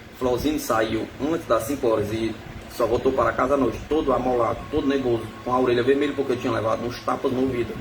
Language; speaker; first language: Portuguese; native; Portuguese